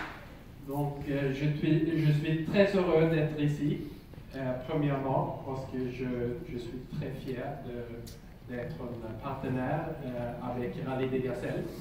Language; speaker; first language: French; non-native, learner; Swedish